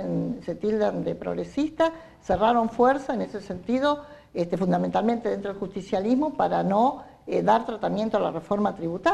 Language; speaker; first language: Spanish; native; Spanish